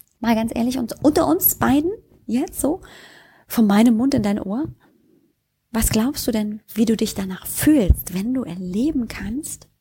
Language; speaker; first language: German; native; German